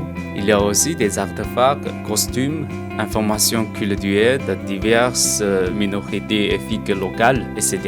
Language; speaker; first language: French; non-native, learner; Chinese